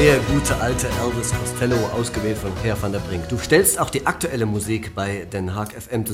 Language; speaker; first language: German; native; German